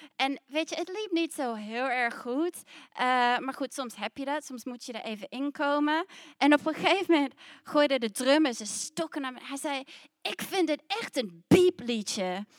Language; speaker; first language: Dutch; non-native, fluent; English